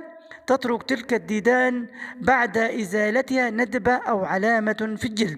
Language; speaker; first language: Arabic; native; Arabic